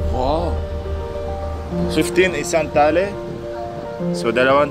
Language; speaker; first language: Filipino; non-native, learner; Arabic